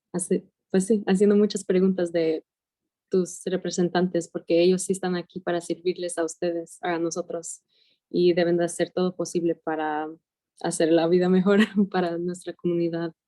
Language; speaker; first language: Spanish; early bilingual, heritage; Spanish